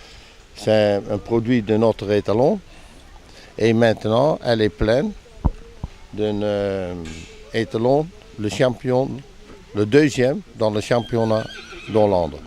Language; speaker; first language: French; non-native, fluent; Dutch